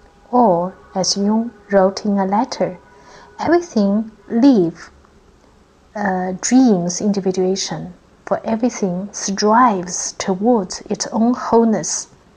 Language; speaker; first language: English; non-native, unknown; Chinese